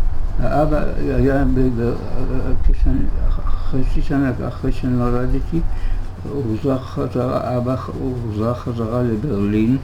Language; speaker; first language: Hebrew; early bilingual, other home language; German